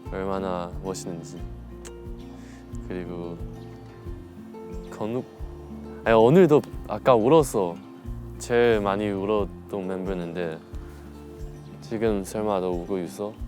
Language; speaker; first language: Korean; non-native, learner; Chinese